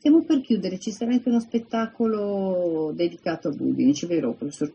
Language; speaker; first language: Italian; native; Italian